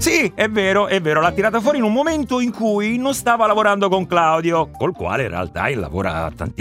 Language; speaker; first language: Italian; native; Italian